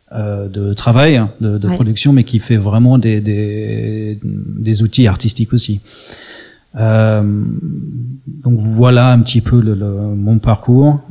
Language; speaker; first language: French; early bilingual, other home language; English